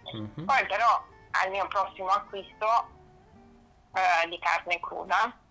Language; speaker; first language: Italian; non-native, fluent; German